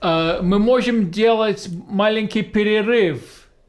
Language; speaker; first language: Russian; non-native, fluent; English